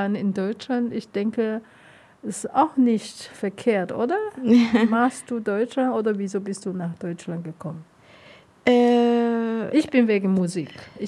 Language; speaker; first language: German; non-native, learner; Chinese